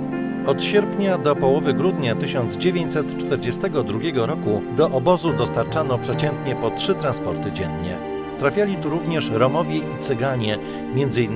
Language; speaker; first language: Polish; native; Polish